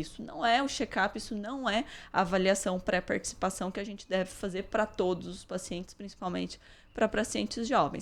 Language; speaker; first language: Portuguese; native; Portuguese